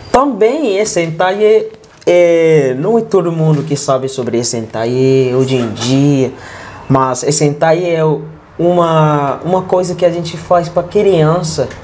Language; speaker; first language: Portuguese; non-native, learner; Yoruba